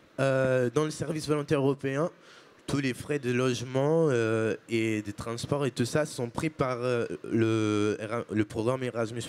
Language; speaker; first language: French; non-native, fluent; Portuguese